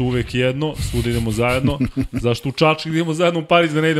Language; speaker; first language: Serbian; native; Serbian